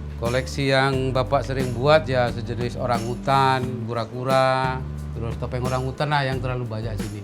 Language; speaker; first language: Indonesian; native; Indonesian